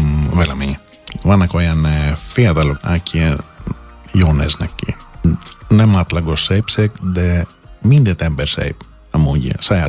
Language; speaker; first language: Hungarian; non-native, learner; Greek